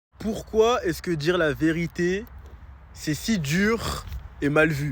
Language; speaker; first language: French; native; French